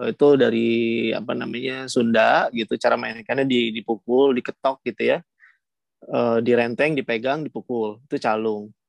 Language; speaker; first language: Indonesian; native; Indonesian